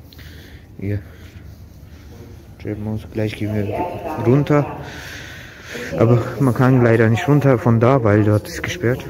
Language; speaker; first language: German; early bilingual, other home language; Turkish